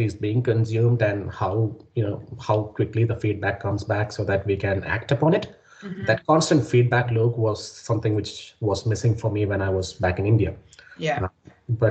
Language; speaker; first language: English; non-native, local second language; Malayalam